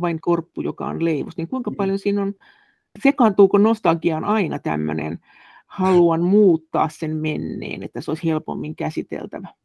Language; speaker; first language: Finnish; native; Finnish